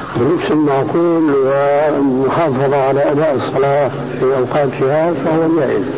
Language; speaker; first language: Arabic; native; Arabic